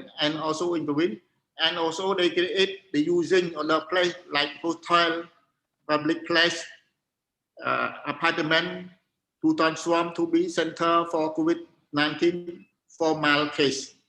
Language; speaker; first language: English; non-native, learner; Khmer